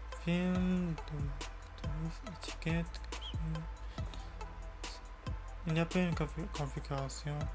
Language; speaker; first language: French; non-native, learner; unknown